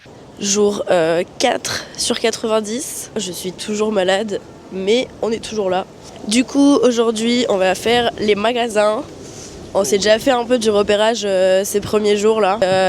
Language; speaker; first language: French; native; French